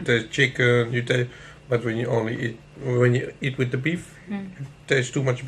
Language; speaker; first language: English; non-native, fluent; Dutch